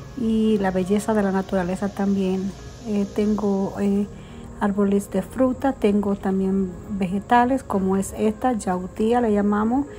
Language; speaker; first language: Spanish; native; Spanish